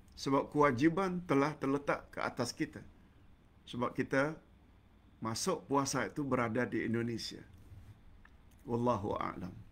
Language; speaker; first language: Malay; native; Malay